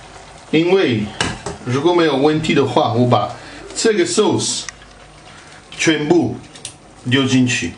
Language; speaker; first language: Chinese; non-native, fluent; Italian